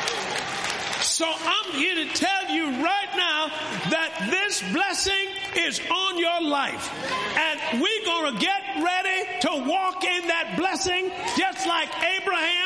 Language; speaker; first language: English; native; English